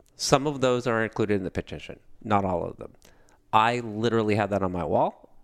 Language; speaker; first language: English; native; English